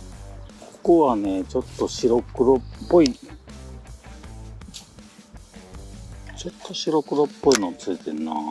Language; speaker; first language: Japanese; native; Japanese